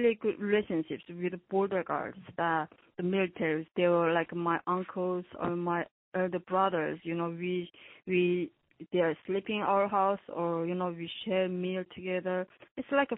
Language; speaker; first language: English; non-native, fluent; Korean